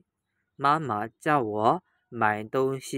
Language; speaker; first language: Chinese; non-native, fluent; Burmese